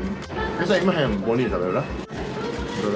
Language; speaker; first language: Spanish; non-native, learner; Japanese